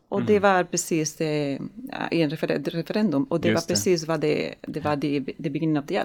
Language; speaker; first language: Swedish; non-native, learner; Spanish